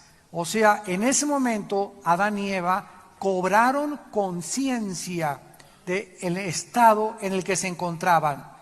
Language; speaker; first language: Spanish; native; Spanish